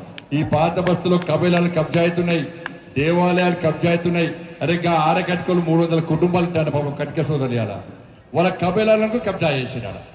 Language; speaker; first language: Telugu; native; Telugu